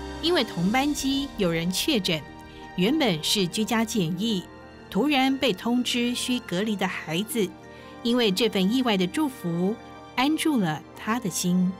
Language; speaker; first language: Chinese; native; Chinese